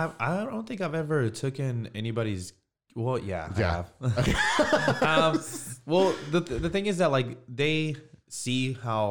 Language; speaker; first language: English; native; English